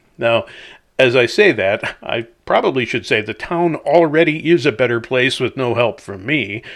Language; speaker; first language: English; native; English